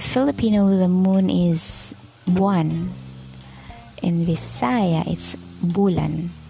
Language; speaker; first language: English; non-native, local second language; Cebuano